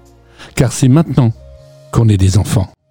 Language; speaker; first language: French; native; French